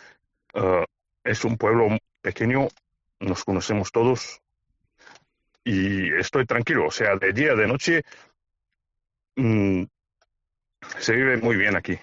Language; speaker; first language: Spanish; non-native, fluent; Bulgarian